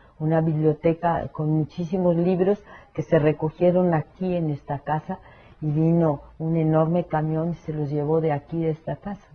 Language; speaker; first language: Spanish; early bilingual, other home language; French